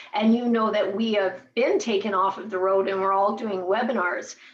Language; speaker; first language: English; native; English